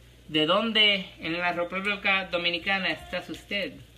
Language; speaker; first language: Spanish; early bilingual, other home language; English